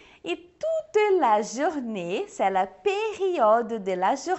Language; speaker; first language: French; non-native, fluent; Portuguese